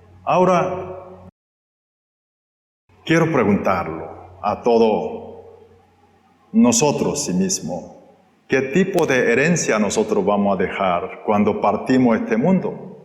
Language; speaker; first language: Spanish; non-native, fluent; Korean